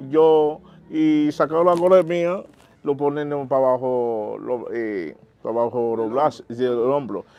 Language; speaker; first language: Spanish; non-native, learner; Haitian Creole